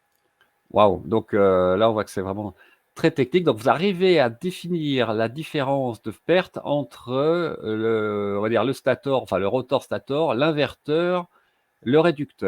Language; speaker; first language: French; native; French